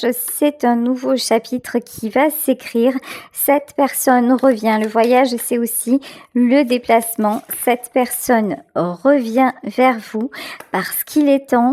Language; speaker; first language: French; native; French